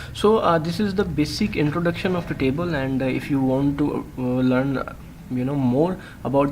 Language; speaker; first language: English; non-native, local second language; Urdu